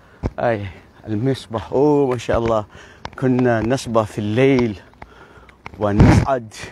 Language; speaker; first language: Arabic; non-native, fluent; Maranao